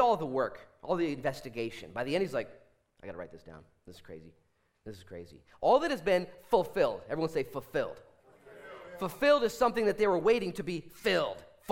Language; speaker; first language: English; native; English